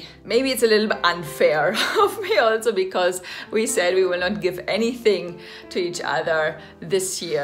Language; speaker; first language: English; non-native, fluent; German